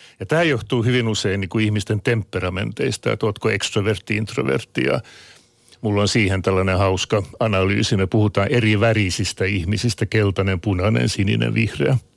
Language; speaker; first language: Finnish; non-native, local second language; Swedish